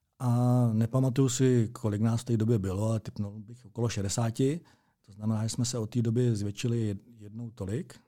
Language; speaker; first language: Czech; native; Czech